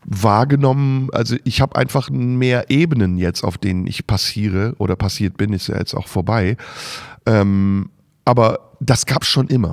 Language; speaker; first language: German; early bilingual, other home language; Turkish